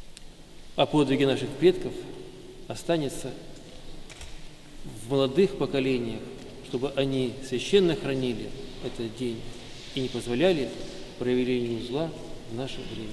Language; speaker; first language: Russian; native; Russian